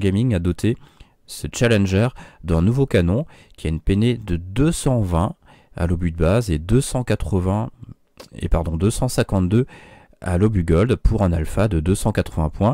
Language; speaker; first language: French; native; French